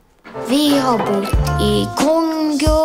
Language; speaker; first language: Swedish; early bilingual, heritage; Swedish